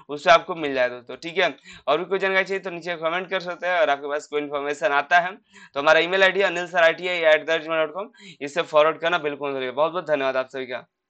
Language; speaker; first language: Hindi; native; Hindi